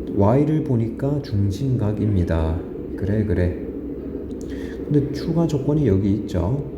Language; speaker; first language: Korean; native; Korean